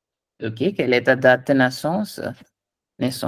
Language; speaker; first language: French; non-native, fluent; Hindi